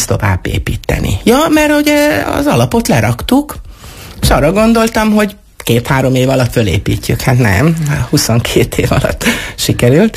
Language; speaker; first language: Hungarian; native; Hungarian